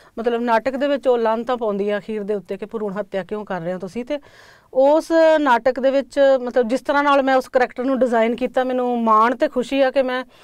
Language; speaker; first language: Punjabi; native; Punjabi